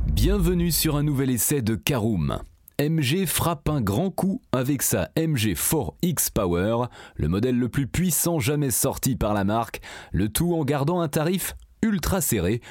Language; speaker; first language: French; native; French